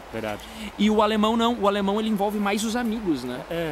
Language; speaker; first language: Portuguese; native; Portuguese